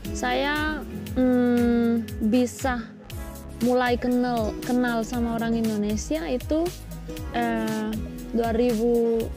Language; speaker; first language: Indonesian; non-native, fluent; Spanish